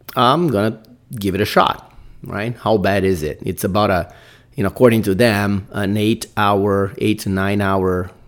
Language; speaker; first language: English; non-native, fluent; Portuguese